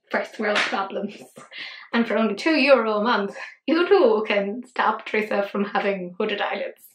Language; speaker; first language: English; native; English